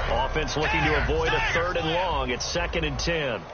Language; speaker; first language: English; native; English